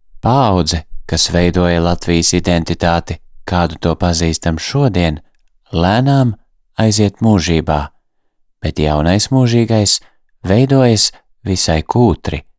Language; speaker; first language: Latvian; native; Latvian